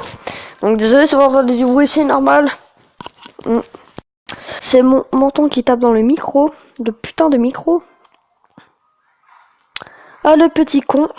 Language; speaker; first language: French; native; French